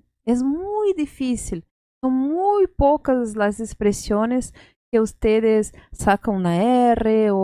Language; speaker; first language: Spanish; non-native, fluent; Portuguese